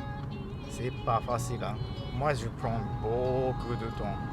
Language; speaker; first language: French; non-native, learner; Japanese